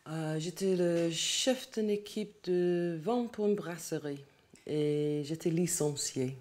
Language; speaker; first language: French; non-native, learner; English